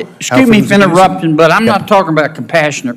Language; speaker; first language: English; native; English